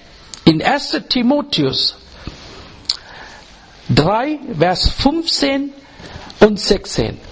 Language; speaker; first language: German; non-native, fluent; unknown